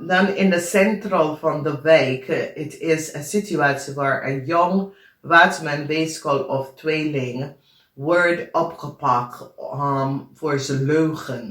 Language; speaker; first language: Dutch; non-native, learner; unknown